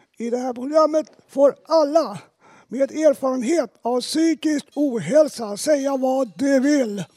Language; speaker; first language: Swedish; native; Swedish